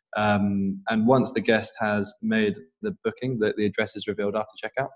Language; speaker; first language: English; native; English